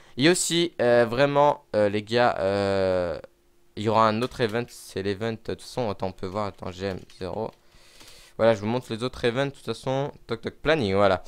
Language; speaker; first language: French; native; French